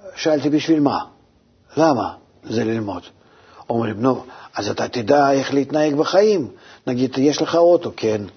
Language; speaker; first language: Hebrew; non-native, fluent; Russian